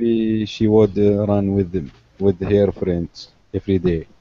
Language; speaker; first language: English; non-native, learner; Arabic